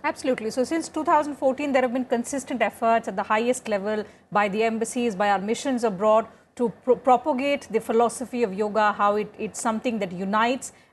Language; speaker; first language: English; non-native, local second language; Hindi